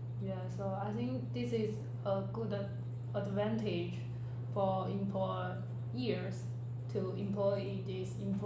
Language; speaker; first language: English; non-native, learner; Chinese